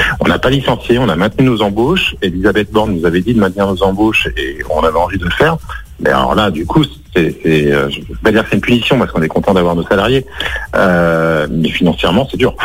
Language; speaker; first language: French; native; French